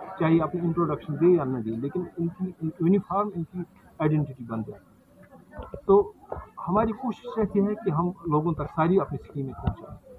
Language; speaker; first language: Hindi; non-native, local second language; Kashmiri